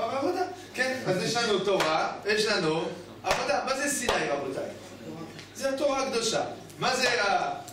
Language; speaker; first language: Hebrew; native; Hebrew